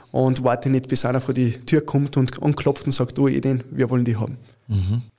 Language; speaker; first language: German; early bilingual, other home language; Italian